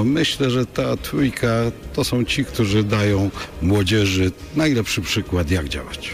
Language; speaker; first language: Polish; native; Polish